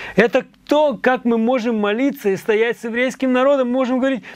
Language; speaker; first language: Russian; native; Russian